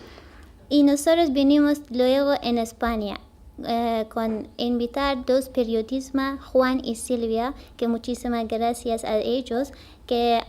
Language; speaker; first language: Spanish; non-native, learner; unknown